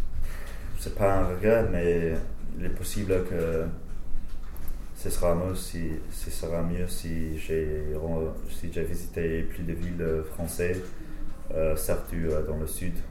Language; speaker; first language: French; non-native, fluent; English